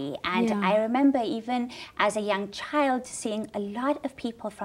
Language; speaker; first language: English; non-native, local second language; Urdu